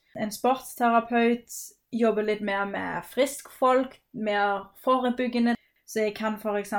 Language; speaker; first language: Norwegian; non-native, fluent; German